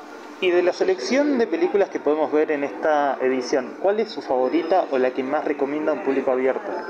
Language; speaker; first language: Spanish; native; Spanish